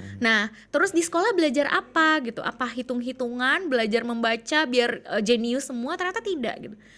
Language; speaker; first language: Indonesian; native; Indonesian